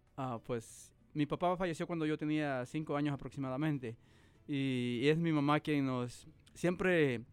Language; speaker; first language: Spanish; native; Spanish